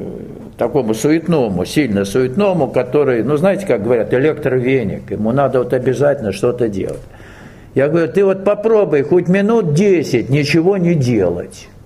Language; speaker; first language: Russian; native; Russian